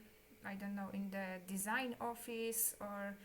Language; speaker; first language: English; non-native, learner; Polish